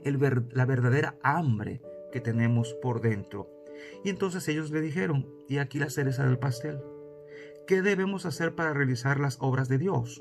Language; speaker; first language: Spanish; native; Spanish